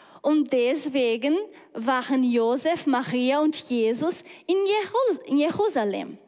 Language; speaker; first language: German; non-native, learner; Portuguese